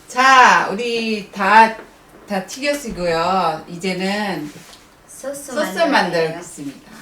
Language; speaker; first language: Korean; non-native, learner; Filipino